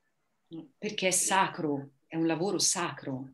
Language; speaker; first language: Italian; native; Italian